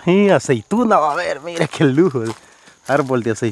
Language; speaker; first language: Spanish; native; Spanish